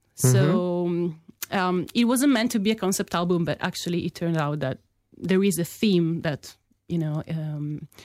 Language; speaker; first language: English; non-native, fluent; Italian